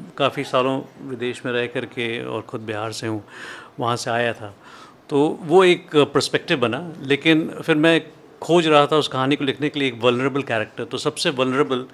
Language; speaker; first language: Hindi; native; Hindi